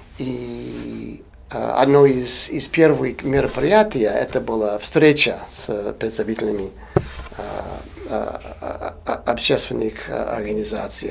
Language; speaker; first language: Russian; non-native, fluent; English